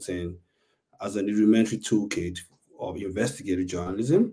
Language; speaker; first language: English; non-native, local second language; Yoruba